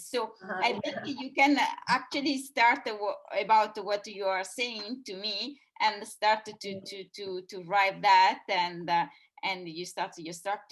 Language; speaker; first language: English; non-native, fluent; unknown